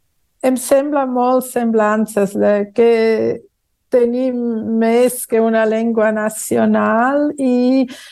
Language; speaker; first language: Catalan; non-native, fluent; German